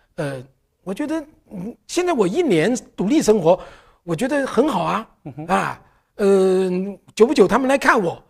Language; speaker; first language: Chinese; native; Chinese